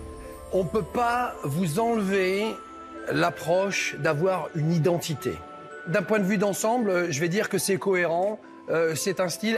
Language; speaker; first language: French; native; French